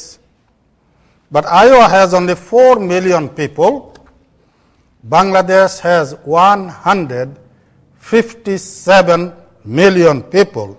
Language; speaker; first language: English; non-native, local second language; Bangla